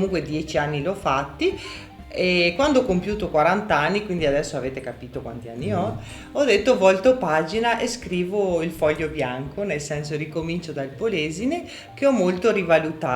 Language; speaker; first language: Italian; native; Italian